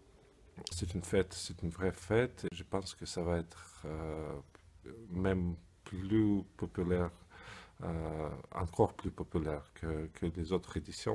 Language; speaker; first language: French; non-native, fluent; Russian